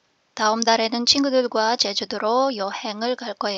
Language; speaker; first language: Korean; non-native, fluent; Filipino